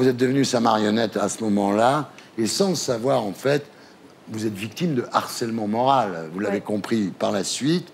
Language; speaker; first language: French; native; French